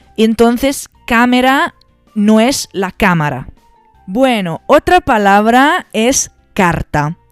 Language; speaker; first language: Spanish; non-native, fluent; Italian